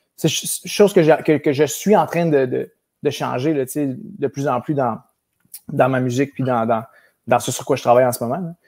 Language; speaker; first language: French; native; French